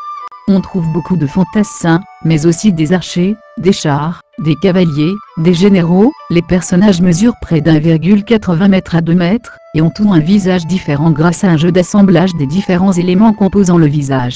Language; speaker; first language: French; native; French